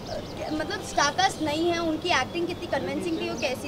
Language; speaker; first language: Hindi; native; Hindi